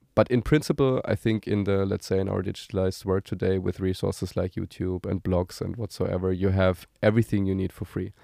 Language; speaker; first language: English; non-native, fluent; German